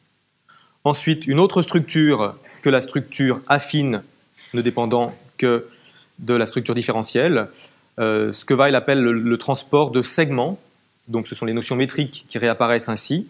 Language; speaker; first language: French; native; French